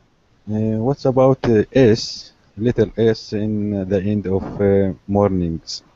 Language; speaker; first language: English; non-native, learner; Arabic